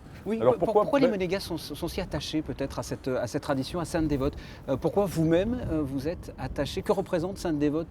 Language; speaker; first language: French; native; French